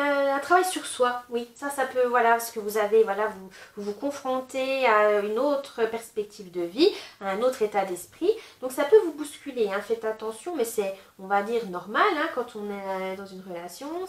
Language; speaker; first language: French; native; French